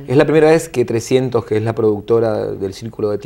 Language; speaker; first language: Spanish; native; Spanish